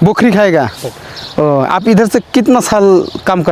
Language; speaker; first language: Hindi; non-native, learner; Bangla